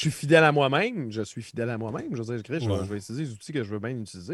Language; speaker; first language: French; native; French